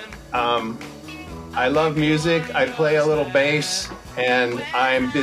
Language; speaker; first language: English; native; English